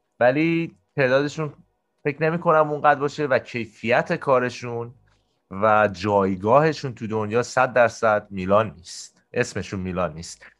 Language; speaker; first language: Persian; native; Persian